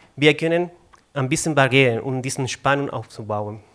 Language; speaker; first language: German; non-native, fluent; Spanish